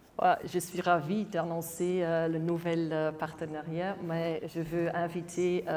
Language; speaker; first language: French; non-native, local second language; Dutch